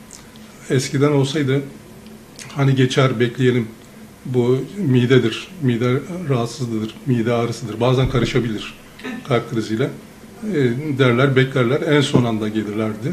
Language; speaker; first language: Turkish; native; Turkish